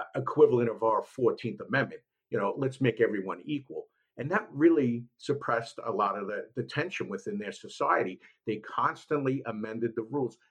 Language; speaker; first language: English; native; English